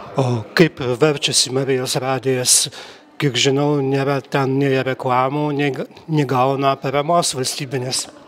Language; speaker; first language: Lithuanian; native; Lithuanian